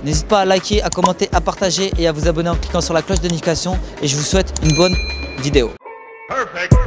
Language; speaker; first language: French; native; French